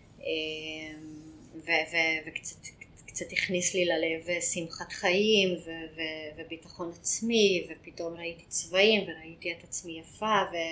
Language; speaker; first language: Hebrew; non-native, fluent; Hungarian